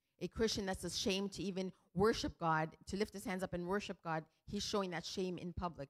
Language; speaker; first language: English; early bilingual, other home language; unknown